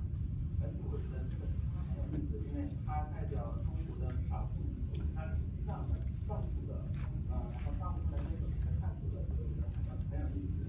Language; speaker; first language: Chinese; non-native, learner; English